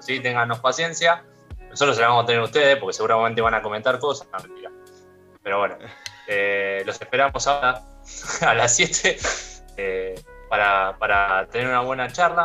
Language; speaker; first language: Spanish; native; Spanish